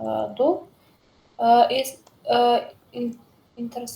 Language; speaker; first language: German; non-native, learner; Macedonian